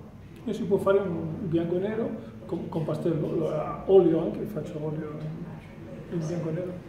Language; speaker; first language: Italian; non-native, fluent; Spanish